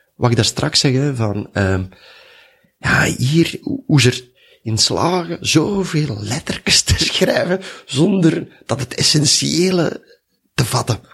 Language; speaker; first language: Dutch; native; Dutch